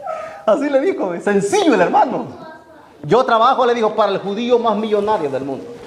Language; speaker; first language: Spanish; native; Spanish